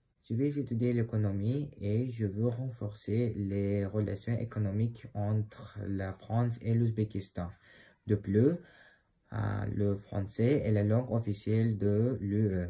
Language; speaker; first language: French; non-native, learner; Uzbek